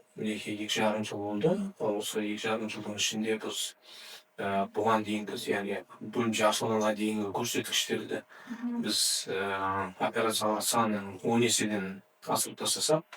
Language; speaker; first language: Kazakh; native; Kazakh